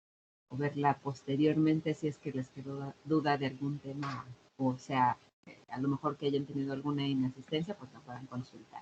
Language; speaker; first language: Spanish; native; Spanish